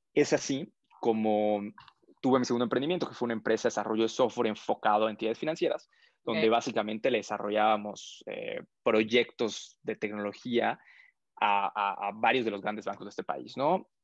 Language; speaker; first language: Spanish; native; Spanish